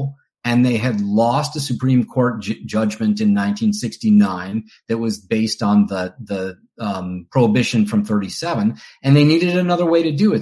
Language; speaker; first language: English; native; English